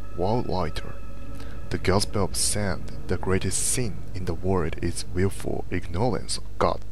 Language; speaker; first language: English; non-native, fluent; Japanese